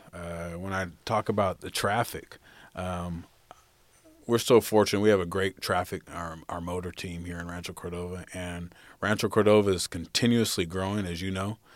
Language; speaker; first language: English; native; English